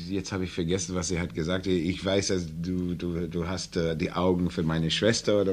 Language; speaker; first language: German; non-native, learner; English